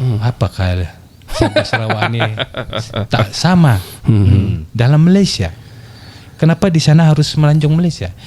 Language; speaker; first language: Malay; non-native, local second language; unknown